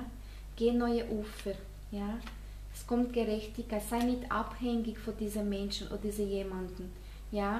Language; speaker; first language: German; non-native, fluent; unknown